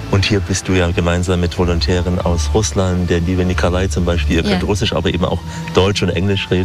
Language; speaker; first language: German; native; German